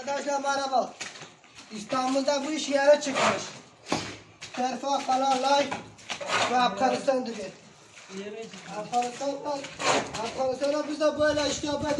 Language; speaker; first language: Turkish; non-native, learner; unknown